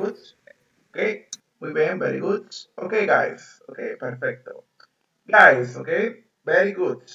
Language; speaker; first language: English; non-native, learner; Spanish